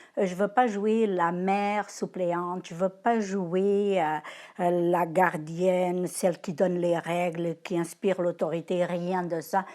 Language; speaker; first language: French; non-native, fluent; Portuguese